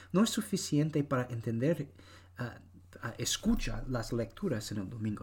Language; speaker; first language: Spanish; non-native, learner; English